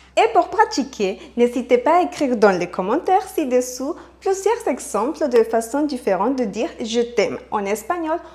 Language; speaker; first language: French; non-native, fluent; Spanish